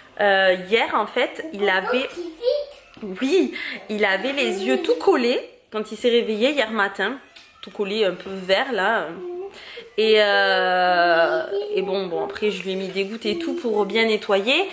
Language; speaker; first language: French; native; French